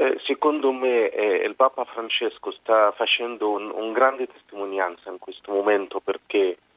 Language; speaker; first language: Italian; non-native, fluent; Arabic